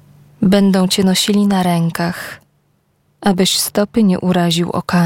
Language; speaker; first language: Polish; native; Polish